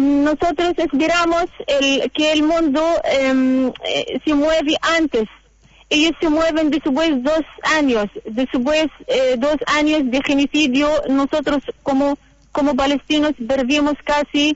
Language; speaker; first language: Spanish; non-native, learner; Arabic